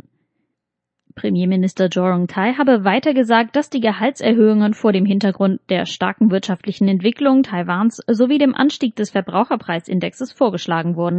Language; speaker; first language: German; native; German